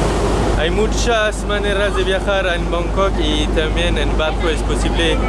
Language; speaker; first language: Spanish; non-native, fluent; French